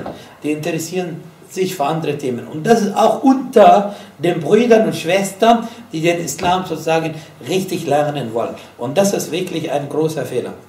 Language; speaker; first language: German; non-native, fluent; Arabic